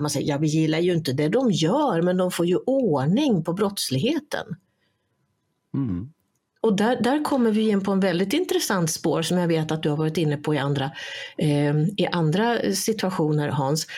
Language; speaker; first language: Swedish; native; Swedish